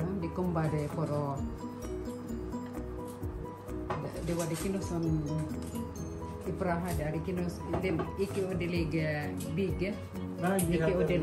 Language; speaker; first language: Swedish; non-native, learner; Filipino